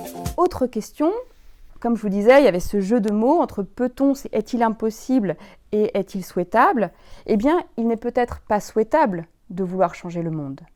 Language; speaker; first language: French; native; French